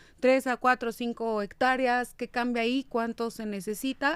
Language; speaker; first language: Spanish; native; Spanish